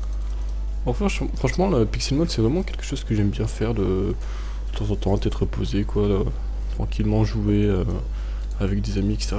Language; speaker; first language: French; native; French